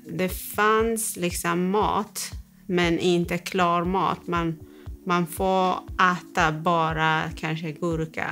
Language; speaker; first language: Swedish; non-native, fluent; Persian